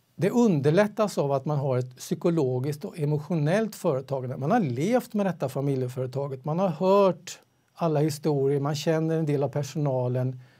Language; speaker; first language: Swedish; native; Swedish